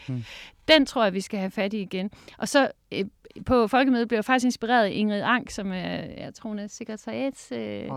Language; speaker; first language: Danish; native; Danish